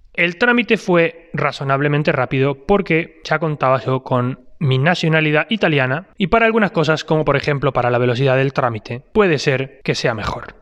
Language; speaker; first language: Spanish; native; Spanish